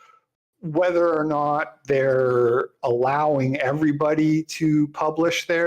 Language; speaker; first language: English; native; English